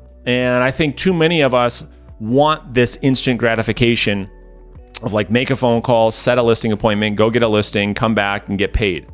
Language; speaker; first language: English; native; English